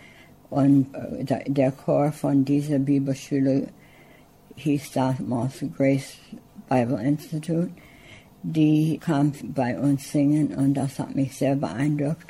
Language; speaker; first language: German; early bilingual, heritage; English